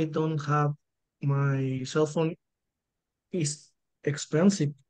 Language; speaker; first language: English; non-native, learner; Spanish